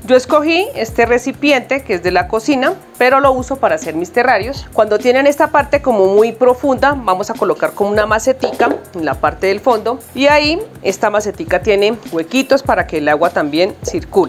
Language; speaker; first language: Spanish; native; Spanish